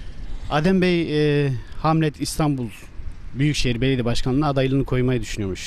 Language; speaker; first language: Turkish; native; Turkish